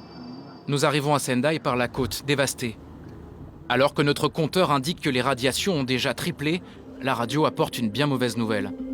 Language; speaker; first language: French; native; French